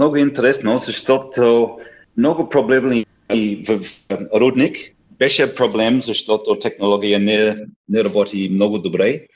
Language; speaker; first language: Bulgarian; non-native, learner; English